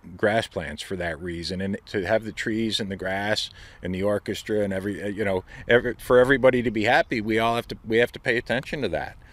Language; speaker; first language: English; native; English